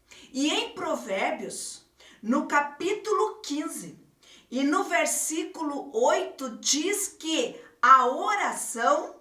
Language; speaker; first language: Portuguese; native; Portuguese